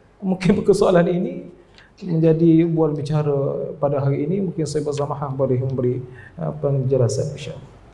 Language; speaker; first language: Malay; native; Malay